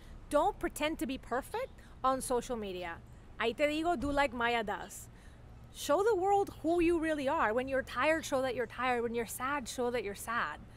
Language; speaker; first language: English; non-native, fluent; Spanish